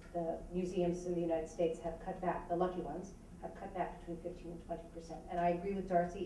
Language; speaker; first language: English; native; English